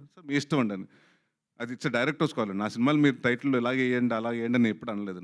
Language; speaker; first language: Telugu; native; Telugu